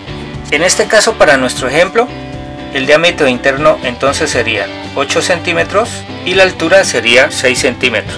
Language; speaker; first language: Spanish; native; Spanish